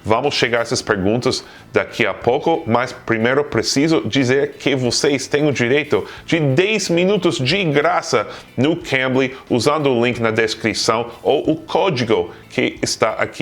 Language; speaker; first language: Portuguese; non-native, fluent; English